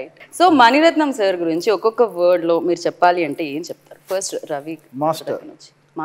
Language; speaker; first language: Telugu; native; Telugu